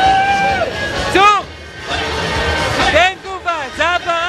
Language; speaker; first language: Hebrew; native; Hebrew